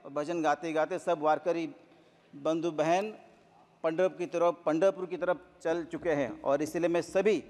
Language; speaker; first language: Hindi; non-native, local second language; Marathi